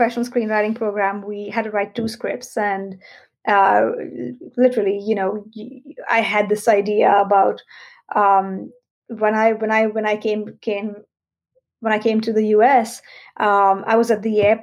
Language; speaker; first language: English; non-native, local second language; Hindi